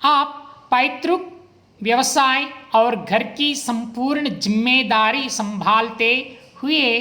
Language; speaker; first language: Hindi; non-native, local second language; Kannada